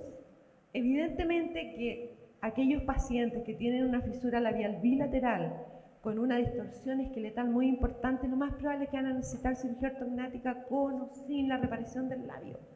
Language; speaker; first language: Spanish; native; Spanish